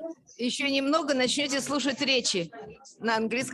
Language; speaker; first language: Russian; native; Russian